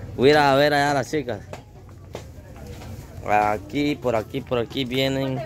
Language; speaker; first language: Spanish; native; Spanish